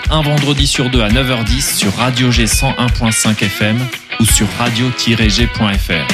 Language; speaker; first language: French; native; French